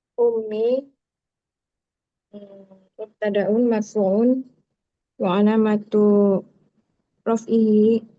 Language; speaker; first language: Arabic; non-native, learner; Indonesian